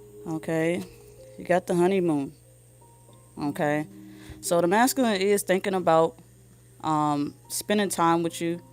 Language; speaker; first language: English; native; English